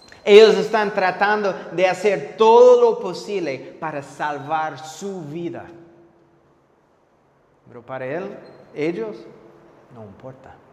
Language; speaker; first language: Spanish; non-native, fluent; English